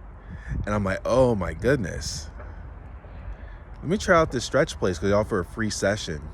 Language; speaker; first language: English; native; English